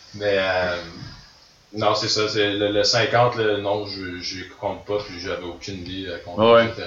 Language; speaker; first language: French; native; French